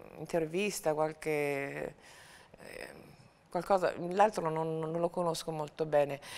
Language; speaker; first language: Italian; native; Italian